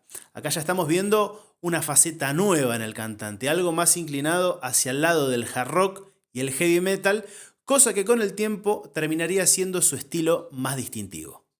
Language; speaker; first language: Spanish; native; Spanish